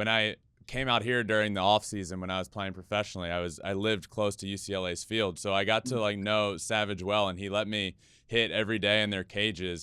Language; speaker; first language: English; native; English